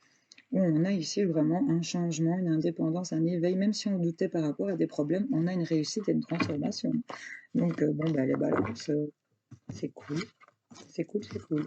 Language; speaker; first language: French; native; French